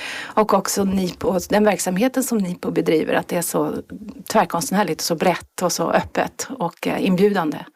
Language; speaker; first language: Swedish; native; Swedish